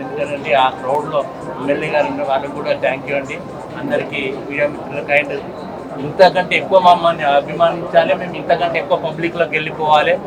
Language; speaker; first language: Telugu; native; Telugu